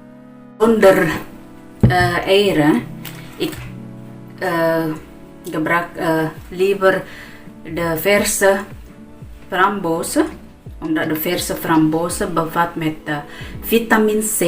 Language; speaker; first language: Dutch; non-native, learner; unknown